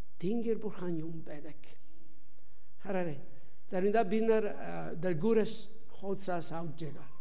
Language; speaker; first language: Mongolian; non-native, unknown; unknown